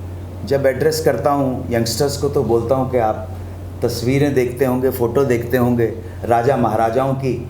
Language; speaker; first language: Hindi; native; Hindi